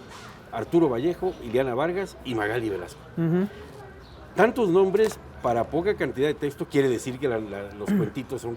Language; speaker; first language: Spanish; native; Spanish